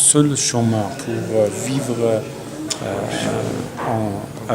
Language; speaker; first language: French; non-native, learner; Azerbaijani